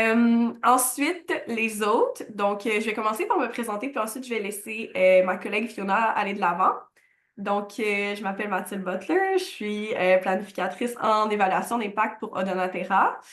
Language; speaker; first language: French; native; French